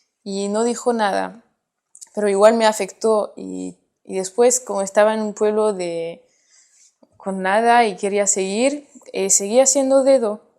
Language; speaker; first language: Spanish; non-native, fluent; French